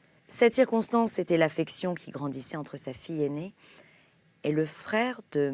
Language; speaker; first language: French; native; French